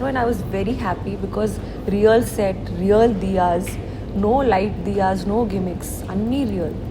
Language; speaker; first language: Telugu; non-native, learner; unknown